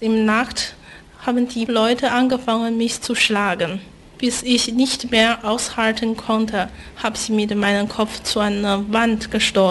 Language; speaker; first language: German; non-native, fluent; Chinese